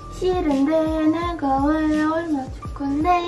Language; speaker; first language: Korean; non-native, learner; Russian